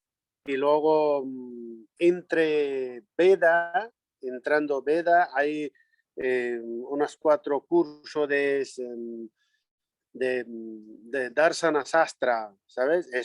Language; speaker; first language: Spanish; non-native, learner; Nepali